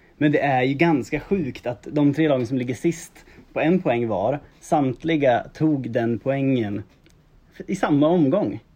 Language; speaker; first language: Swedish; native; Swedish